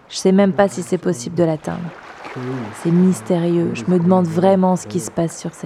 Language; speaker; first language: French; native; French